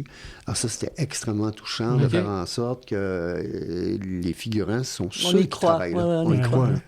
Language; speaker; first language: French; native; French